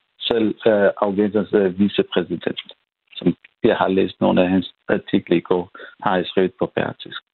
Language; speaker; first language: Danish; non-native, fluent; Persian